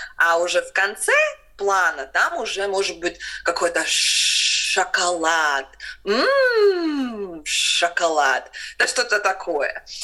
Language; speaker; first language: Russian; non-native, local second language; Latvian